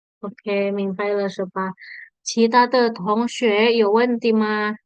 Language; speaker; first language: Chinese; non-native, fluent; Indonesian